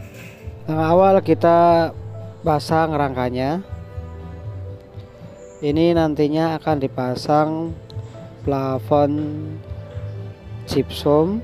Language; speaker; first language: Indonesian; native; Indonesian